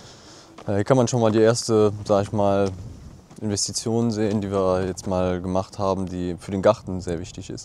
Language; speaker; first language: German; native; German